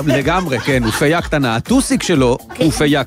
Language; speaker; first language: Hebrew; native; Hebrew